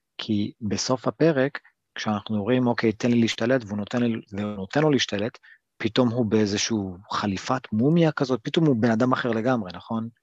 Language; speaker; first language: Hebrew; early bilingual, other home language; English